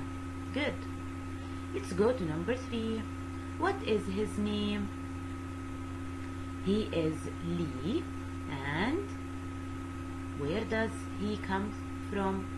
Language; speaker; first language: English; non-native, fluent; Arabic